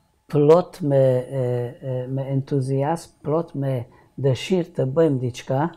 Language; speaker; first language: Albanian; non-native, learner; Hungarian